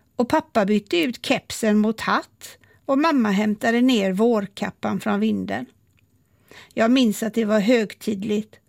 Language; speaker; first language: Swedish; native; Swedish